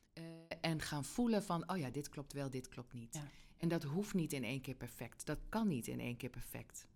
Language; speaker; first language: Dutch; native; Dutch